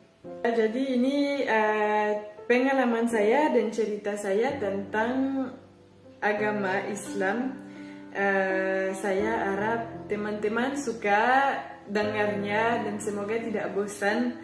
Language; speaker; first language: Indonesian; non-native, fluent; French